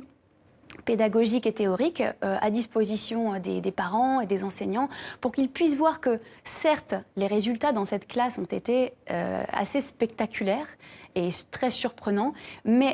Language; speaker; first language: French; native; French